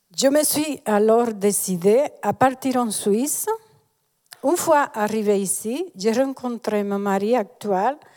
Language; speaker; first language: French; non-native, fluent; Spanish